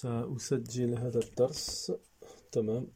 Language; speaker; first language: Arabic; non-native, fluent; French